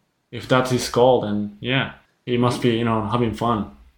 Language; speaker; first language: English; non-native, fluent; Japanese